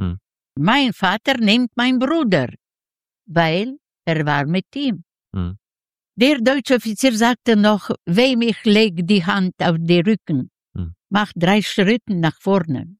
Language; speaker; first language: German; non-native, learner; Yiddish